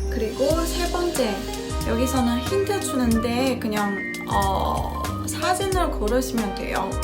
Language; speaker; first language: Korean; non-native, fluent; Chinese